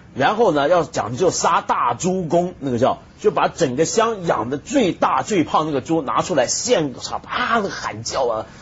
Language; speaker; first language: Chinese; native; Chinese